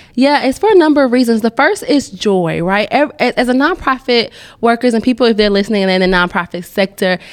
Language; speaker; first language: English; native; English